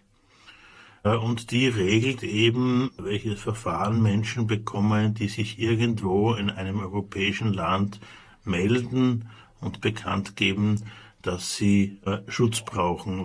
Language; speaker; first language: German; native; German